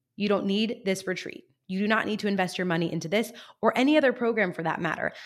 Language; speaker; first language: English; native; English